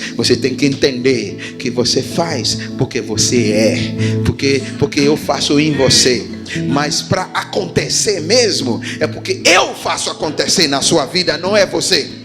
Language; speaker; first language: Portuguese; non-native, fluent; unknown